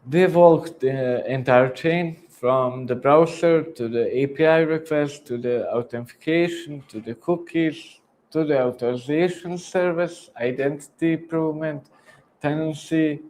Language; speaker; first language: English; non-native, fluent; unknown